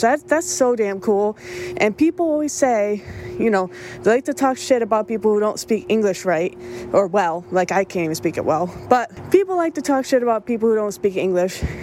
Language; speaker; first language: English; early bilingual, other home language; Spanish